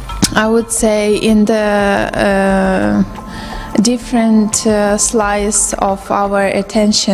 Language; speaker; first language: English; non-native, local second language; Ukrainian